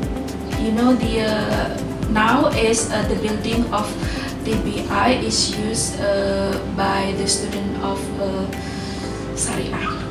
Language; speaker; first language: English; non-native, fluent; Indonesian